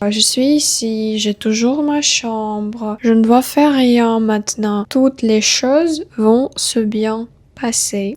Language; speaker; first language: French; non-native, fluent; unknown